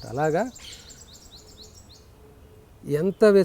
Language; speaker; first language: Telugu; native; Telugu